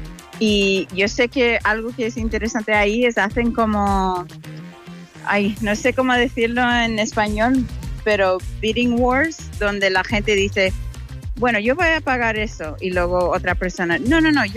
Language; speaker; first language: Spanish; non-native, fluent; English